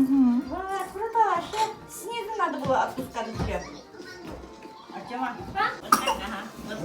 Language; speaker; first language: Russian; non-native, local second language; Yakut